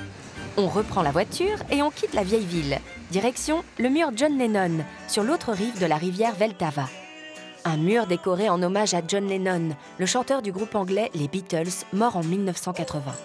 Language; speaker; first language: French; native; French